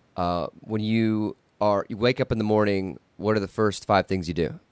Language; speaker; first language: English; native; English